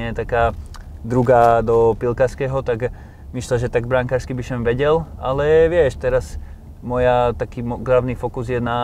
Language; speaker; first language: Polish; non-native, learner; Slovak